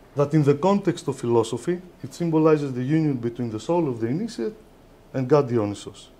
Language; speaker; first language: English; non-native, fluent; Greek